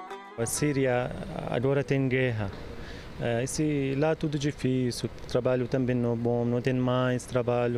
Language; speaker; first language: Portuguese; non-native, learner; Arabic